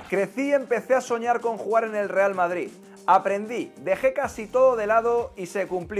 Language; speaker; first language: Spanish; native; Spanish